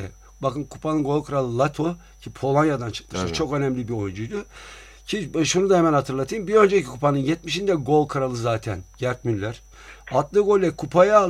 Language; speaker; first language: Turkish; native; Turkish